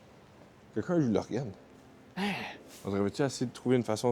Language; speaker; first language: French; native; French